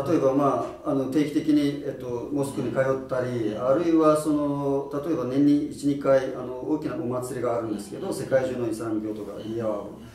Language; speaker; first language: Japanese; non-native, fluent; Uyghur